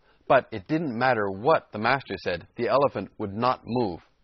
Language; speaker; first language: English; native; English